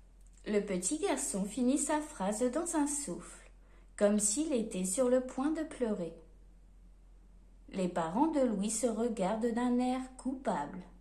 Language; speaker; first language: French; native; French